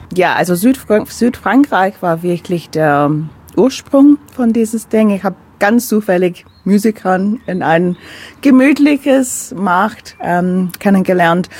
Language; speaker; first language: German; non-native, fluent; English